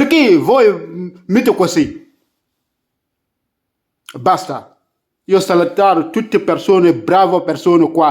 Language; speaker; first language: Italian; non-native, learner; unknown